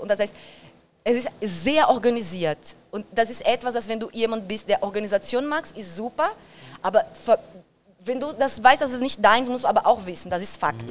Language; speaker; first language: German; non-native, fluent; Portuguese